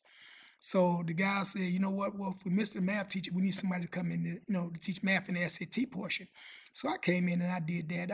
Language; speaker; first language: English; native; English